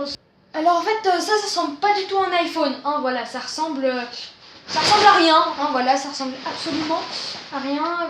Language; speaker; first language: French; native; French